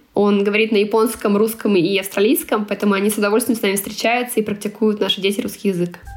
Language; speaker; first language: Russian; non-native, local second language; Tatar